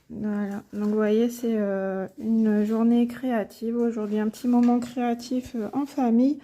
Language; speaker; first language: French; native; French